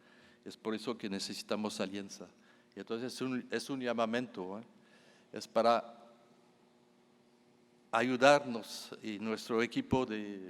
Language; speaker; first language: Spanish; non-native, fluent; French